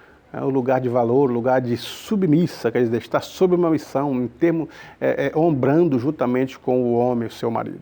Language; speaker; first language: Portuguese; native; Portuguese